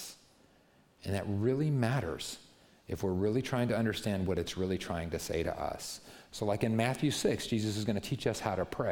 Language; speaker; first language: English; native; English